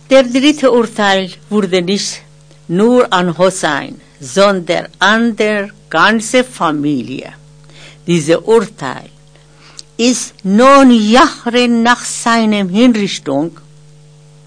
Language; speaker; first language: German; non-native, fluent; Persian